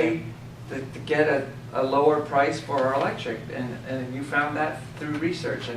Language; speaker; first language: English; native; English